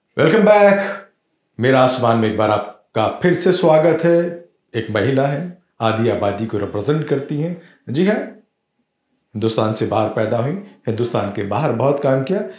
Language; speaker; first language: Hindi; native; Hindi